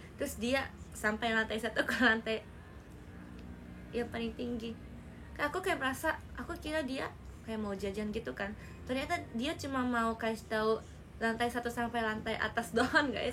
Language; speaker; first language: Indonesian; native; Indonesian